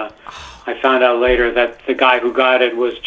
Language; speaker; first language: English; non-native, fluent; Italian